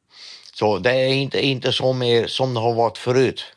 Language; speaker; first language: Swedish; non-native, learner; Dutch